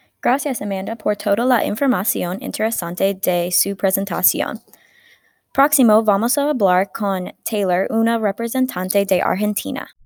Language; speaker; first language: Spanish; non-native, learner; English